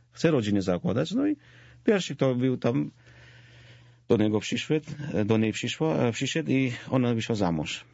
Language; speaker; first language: Polish; non-native, fluent; Georgian